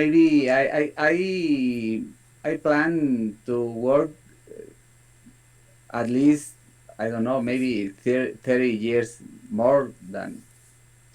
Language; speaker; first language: English; non-native, learner; Spanish